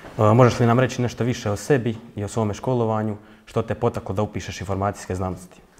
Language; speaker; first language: Croatian; native; Croatian